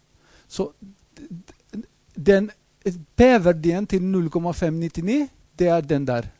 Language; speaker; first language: Norwegian; non-native, fluent; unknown